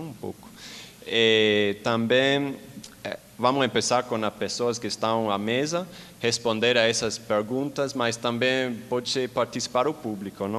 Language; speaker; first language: Portuguese; non-native, learner; Spanish